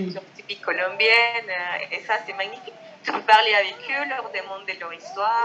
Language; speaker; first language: French; non-native, fluent; Spanish